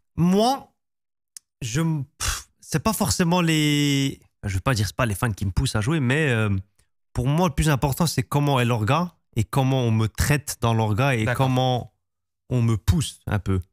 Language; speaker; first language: French; native; French